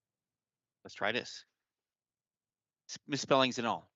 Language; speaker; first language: English; native; English